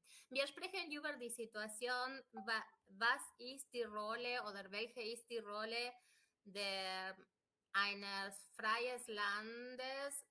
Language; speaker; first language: German; non-native, fluent; Spanish